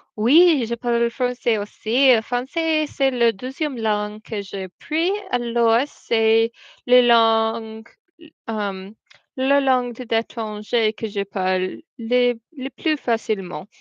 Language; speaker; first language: French; non-native, learner; English